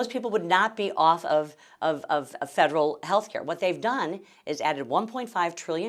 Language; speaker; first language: English; native; English